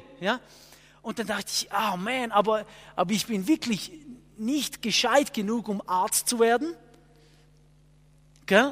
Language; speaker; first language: German; non-native, fluent; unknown